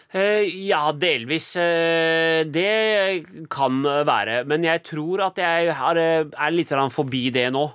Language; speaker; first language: Norwegian; early bilingual, other home language; Punjabi